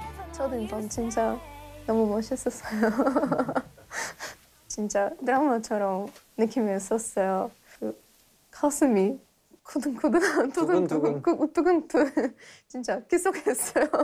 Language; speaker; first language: Korean; non-native, learner; Russian